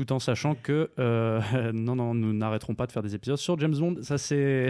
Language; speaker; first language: French; native; French